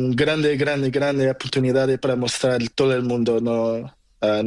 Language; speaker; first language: Spanish; non-native, learner; Portuguese